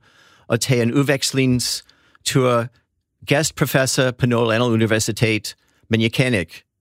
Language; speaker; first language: Danish; non-native, fluent; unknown